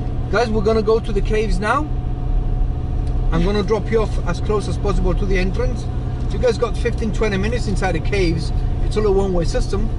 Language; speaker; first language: English; non-native, local second language; Spanish